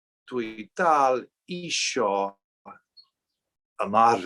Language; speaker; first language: Welsh; non-native, learner; English